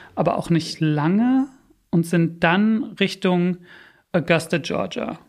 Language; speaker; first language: German; early bilingual, other home language; English